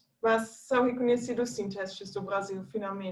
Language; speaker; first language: Portuguese; non-native, fluent; German